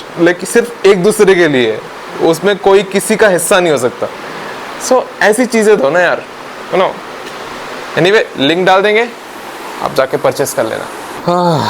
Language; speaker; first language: Hindi; native; Hindi